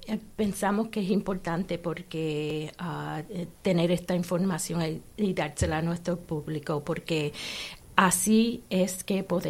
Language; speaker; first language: Spanish; early bilingual, heritage; Spanish